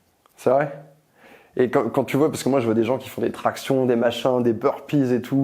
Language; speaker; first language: French; native; French